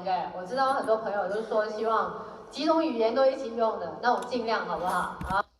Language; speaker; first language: Chinese; non-native, learner; Thai